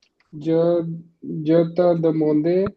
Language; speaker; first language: French; non-native, learner; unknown